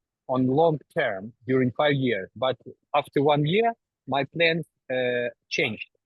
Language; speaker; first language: English; non-native, learner; Ukrainian